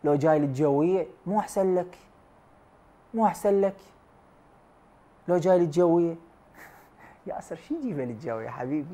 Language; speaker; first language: Arabic; native; Arabic